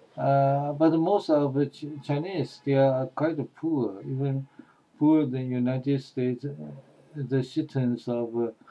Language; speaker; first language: English; non-native, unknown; Chinese